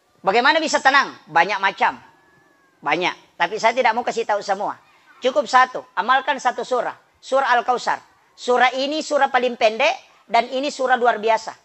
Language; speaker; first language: Indonesian; non-native, local second language; Buginese